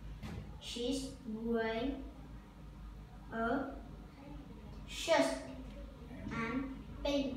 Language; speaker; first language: English; non-native, learner; Vietnamese